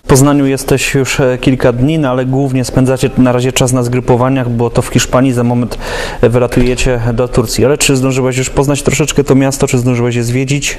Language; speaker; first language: Polish; native; Polish